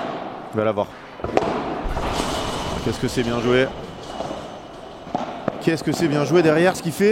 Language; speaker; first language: French; native; French